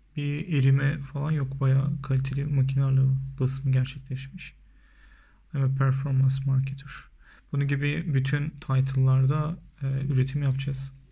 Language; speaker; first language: Turkish; native; Turkish